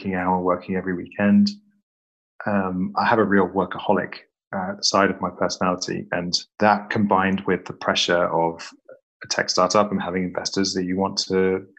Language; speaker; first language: English; native; English